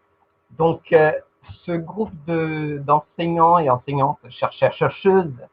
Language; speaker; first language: French; non-native, fluent; Portuguese